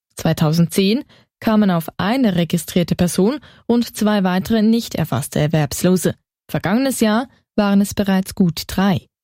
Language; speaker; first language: German; native; German